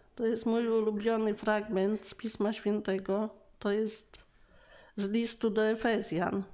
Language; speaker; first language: Polish; native; Polish